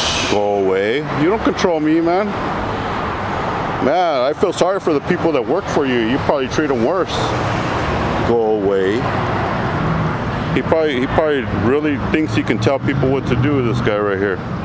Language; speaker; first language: English; early bilingual, other home language; Spanish